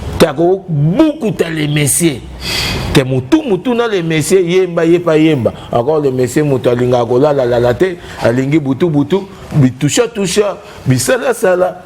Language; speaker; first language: Lingala; native; Lingala